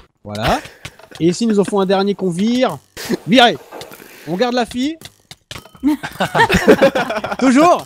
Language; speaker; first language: French; native; French